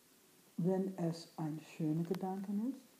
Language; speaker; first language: German; non-native, fluent; English